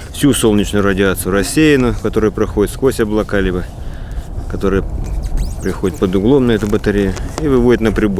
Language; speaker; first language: Russian; native; Russian